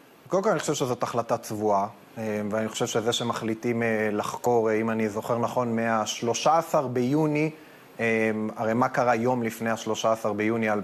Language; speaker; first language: Hebrew; native; Hebrew